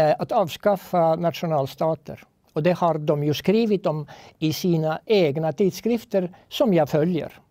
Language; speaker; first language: Swedish; non-native, fluent; Estonian